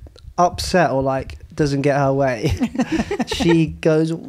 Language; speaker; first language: English; native; English